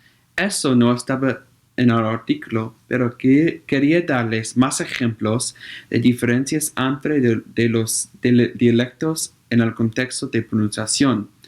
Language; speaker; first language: Spanish; non-native, learner; English